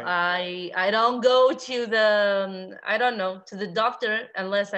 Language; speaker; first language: English; non-native, fluent; Arabic